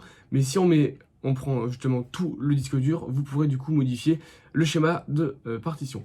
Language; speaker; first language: French; native; French